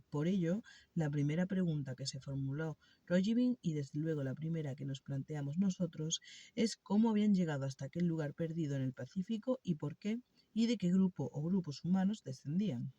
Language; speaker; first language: Spanish; native; Spanish